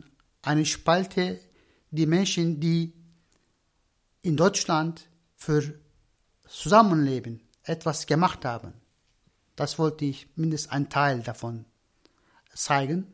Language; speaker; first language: German; non-native, learner; Turkish